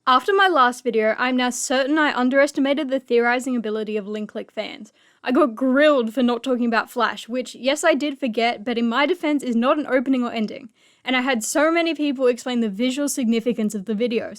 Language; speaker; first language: English; native; English